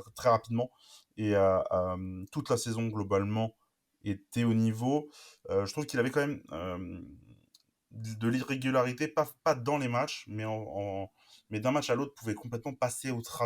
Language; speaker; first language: French; native; French